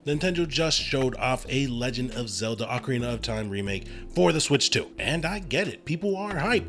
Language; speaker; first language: English; native; English